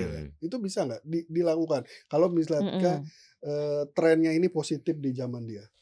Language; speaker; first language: Indonesian; native; Indonesian